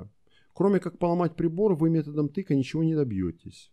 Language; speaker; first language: Russian; native; Russian